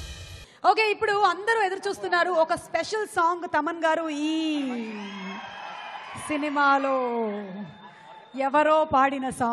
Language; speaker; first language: Telugu; native; Telugu